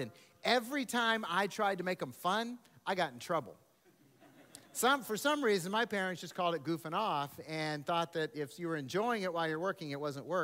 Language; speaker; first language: English; native; English